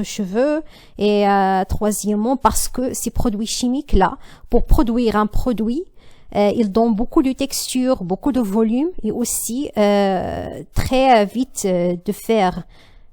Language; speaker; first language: French; non-native, learner; Arabic